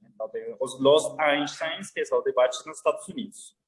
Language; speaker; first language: Portuguese; non-native, learner; Spanish